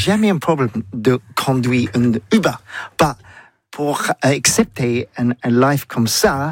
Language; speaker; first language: French; non-native, learner; English